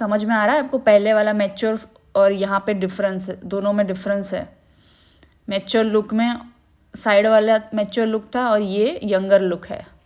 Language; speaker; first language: Hindi; native; Hindi